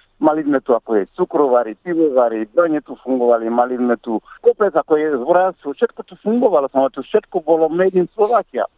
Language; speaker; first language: Slovak; non-native, fluent; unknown